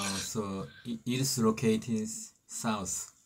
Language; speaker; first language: English; non-native, learner; Korean